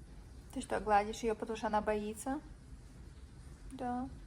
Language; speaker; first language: Russian; early bilingual, heritage; Russian